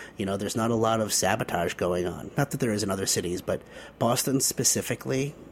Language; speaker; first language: English; native; English